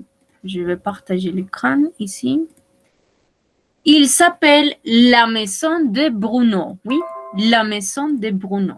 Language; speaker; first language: French; non-native, learner; Spanish